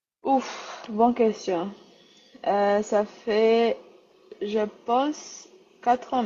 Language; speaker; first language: French; non-native, learner; Rundi